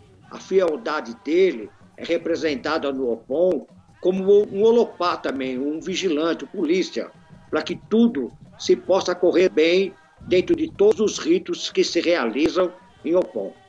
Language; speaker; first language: Portuguese; native; Portuguese